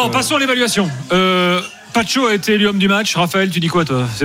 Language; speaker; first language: French; native; French